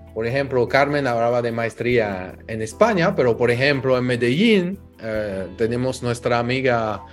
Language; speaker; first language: Spanish; non-native, fluent; French